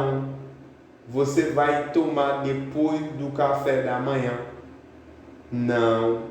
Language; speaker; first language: Portuguese; non-native, fluent; Haitian Creole